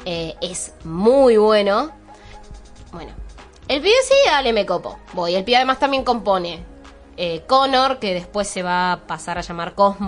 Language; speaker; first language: Spanish; native; Spanish